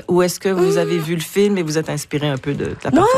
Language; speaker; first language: French; native; French